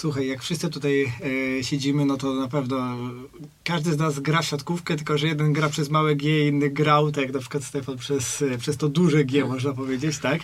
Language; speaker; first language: Polish; native; Polish